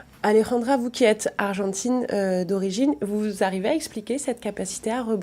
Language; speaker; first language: French; native; French